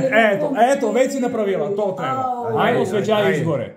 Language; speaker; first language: Serbian; native; Serbian